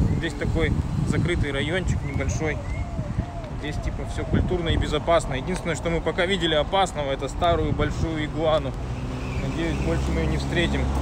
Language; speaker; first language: Russian; native; Russian